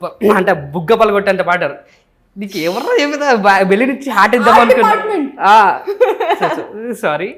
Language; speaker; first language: Telugu; native; Telugu